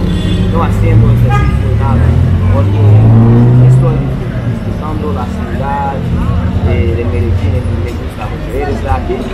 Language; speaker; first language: Spanish; non-native, learner; English